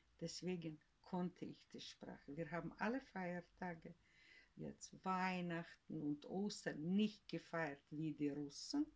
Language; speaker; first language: German; early bilingual, heritage; German